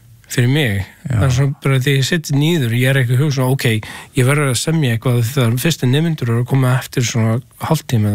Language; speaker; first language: Icelandic; non-native, learner; English